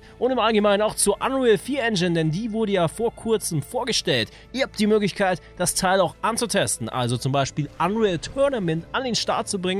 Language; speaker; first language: German; native; German